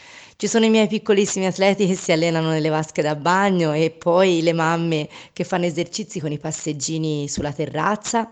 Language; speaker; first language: Italian; native; Italian